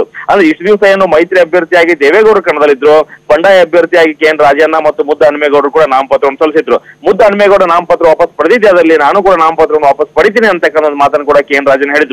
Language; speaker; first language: Kannada; native; Kannada